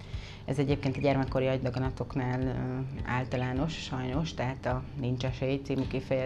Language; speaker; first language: Hungarian; native; Hungarian